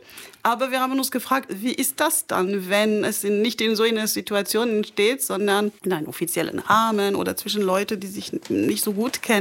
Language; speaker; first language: German; non-native, fluent; French